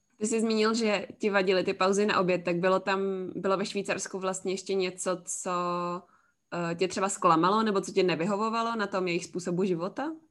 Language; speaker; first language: Czech; native; Czech